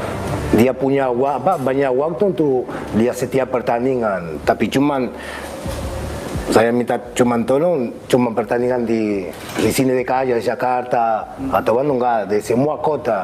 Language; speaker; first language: Indonesian; non-native, fluent; Spanish